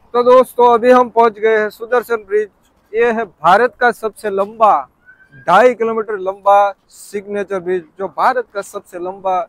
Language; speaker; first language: Hindi; non-native, local second language; Gujarati